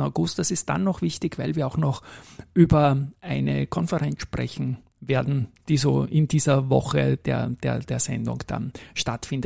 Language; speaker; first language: German; native; German